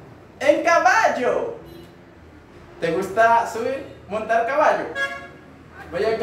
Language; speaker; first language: Spanish; non-native, fluent; Haitian Creole